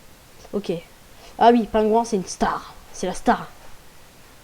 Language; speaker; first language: French; native; French